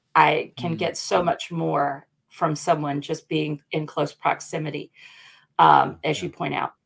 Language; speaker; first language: English; native; English